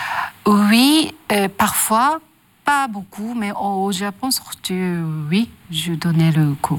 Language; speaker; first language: French; non-native, learner; Japanese